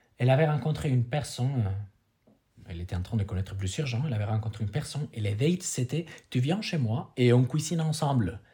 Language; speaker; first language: French; non-native, fluent; Spanish